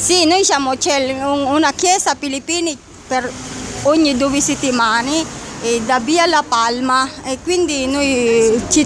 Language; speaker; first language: Italian; non-native, learner; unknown